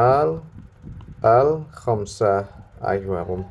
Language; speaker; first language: Arabic; non-native, fluent; Indonesian